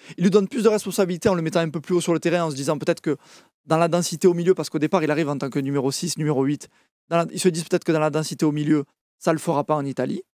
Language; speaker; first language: French; native; French